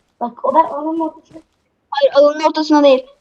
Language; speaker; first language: Turkish; native; Turkish